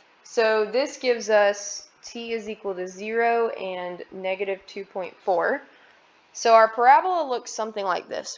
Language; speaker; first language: English; native; English